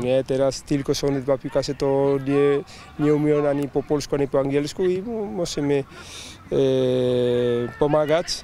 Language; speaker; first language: Polish; non-native, learner; Spanish